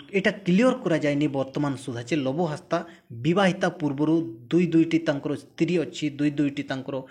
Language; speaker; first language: Odia; non-native, local second language; Santali